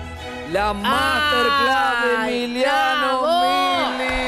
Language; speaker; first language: Spanish; native; Spanish